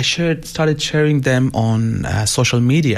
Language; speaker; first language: English; non-native, local second language; Hazaragi